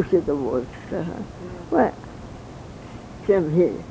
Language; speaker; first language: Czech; early bilingual, heritage; Czech